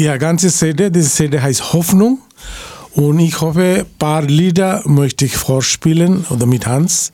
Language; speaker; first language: German; non-native, fluent; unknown